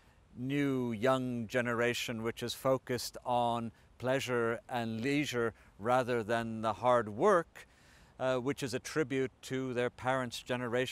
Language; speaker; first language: English; non-native, fluent; Estonian